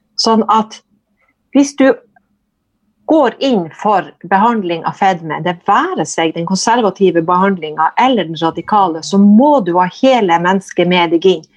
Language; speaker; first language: Norwegian; native; Norwegian